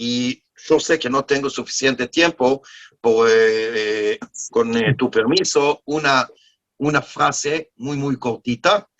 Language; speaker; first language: Spanish; non-native, learner; Hebrew